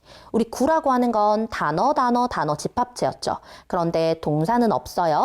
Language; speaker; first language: Korean; native; Korean